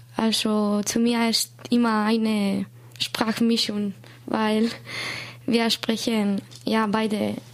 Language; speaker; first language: German; non-native, learner; Basque